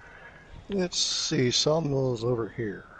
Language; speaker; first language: English; native; English